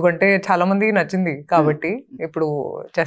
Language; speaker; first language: Telugu; non-native, fluent; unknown